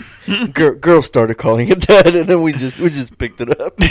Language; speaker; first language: English; non-native, fluent; Spanish